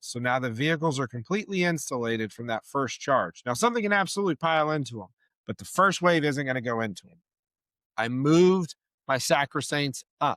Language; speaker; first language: English; native; English